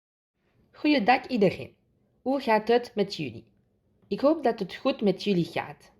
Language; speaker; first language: Dutch; non-native, fluent; French